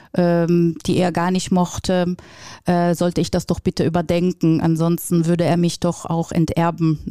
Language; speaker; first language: German; non-native, fluent; Italian